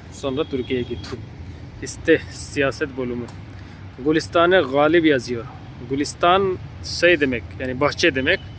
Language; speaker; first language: Turkish; non-native, fluent; Hindi